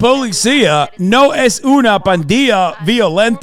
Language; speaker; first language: Spanish; non-native, learner; English